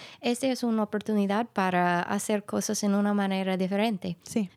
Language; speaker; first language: Spanish; non-native, learner; English